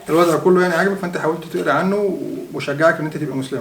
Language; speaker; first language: Arabic; native; Arabic